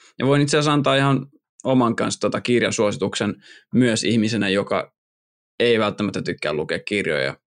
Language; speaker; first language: Finnish; native; Finnish